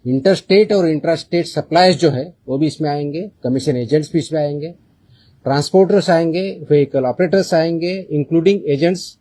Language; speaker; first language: Hindi; non-native, local second language; Marathi